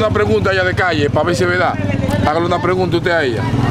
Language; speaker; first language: Spanish; native; Spanish